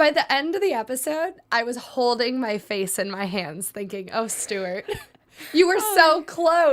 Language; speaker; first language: English; native; English